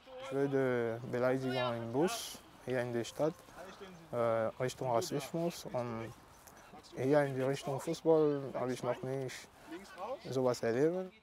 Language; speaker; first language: German; non-native, learner; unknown